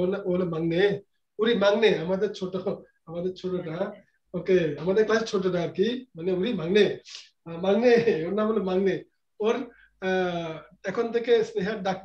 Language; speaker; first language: Korean; non-native, learner; Bangla